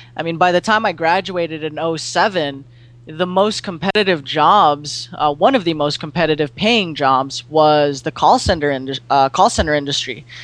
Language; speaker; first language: English; non-native, local second language; Filipino